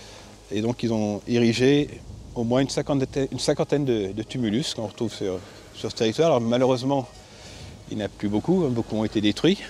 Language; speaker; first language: French; native; French